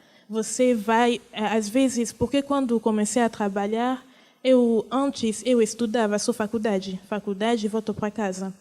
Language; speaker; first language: Portuguese; non-native, fluent; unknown